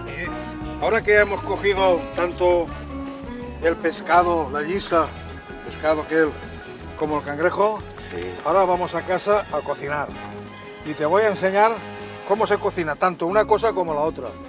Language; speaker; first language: Spanish; native; Spanish